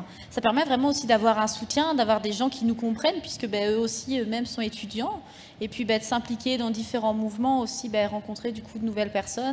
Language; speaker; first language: French; native; French